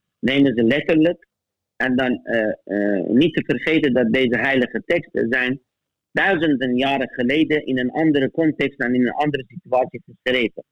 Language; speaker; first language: Dutch; non-native, fluent; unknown